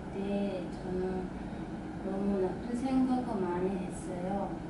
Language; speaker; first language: Korean; non-native, learner; Mongolian